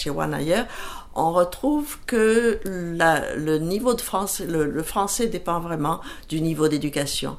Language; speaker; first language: French; native; French